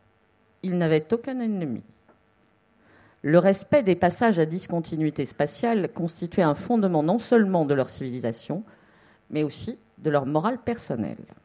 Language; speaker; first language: French; native; French